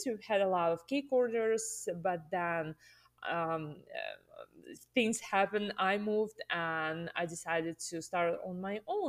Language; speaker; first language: English; non-native, fluent; Russian